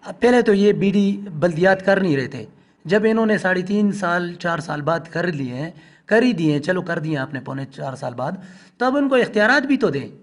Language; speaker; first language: Urdu; non-native, local second language; Pashto